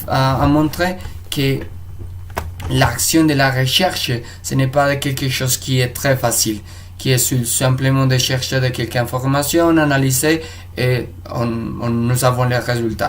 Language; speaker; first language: French; non-native, fluent; Spanish